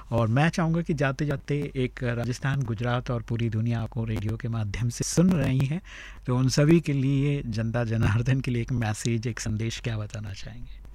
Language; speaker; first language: Hindi; native; Hindi